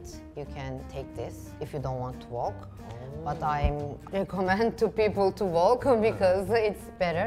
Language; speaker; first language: English; non-native, fluent; Turkish